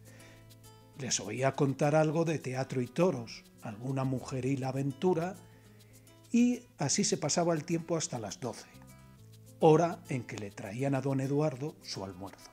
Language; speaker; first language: Spanish; native; Spanish